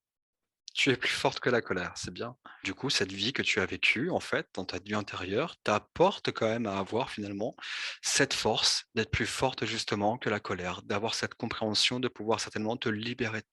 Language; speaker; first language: French; native; French